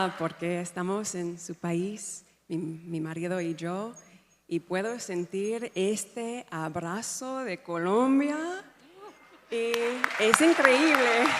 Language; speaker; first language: Spanish; non-native, fluent; English